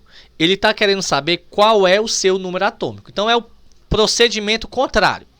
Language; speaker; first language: Portuguese; native; Portuguese